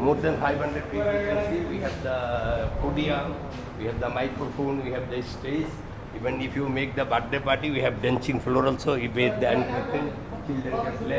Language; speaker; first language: English; non-native, local second language; Bangla